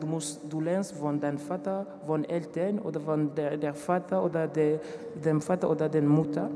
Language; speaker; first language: German; non-native, learner; French